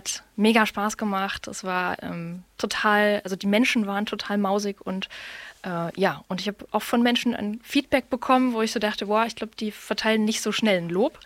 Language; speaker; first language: German; native; German